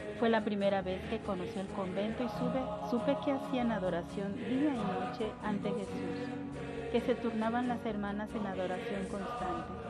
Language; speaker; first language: Spanish; non-native, local second language; Kʼicheʼ